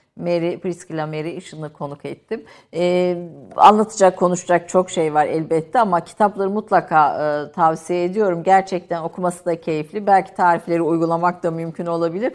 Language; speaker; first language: Turkish; native; Turkish